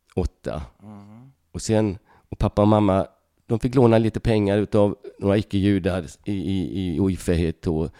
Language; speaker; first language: Swedish; early bilingual, other home language; Hungarian